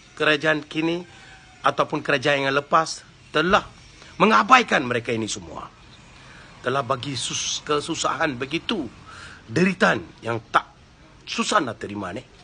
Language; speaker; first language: Malay; non-native, local second language; Tamil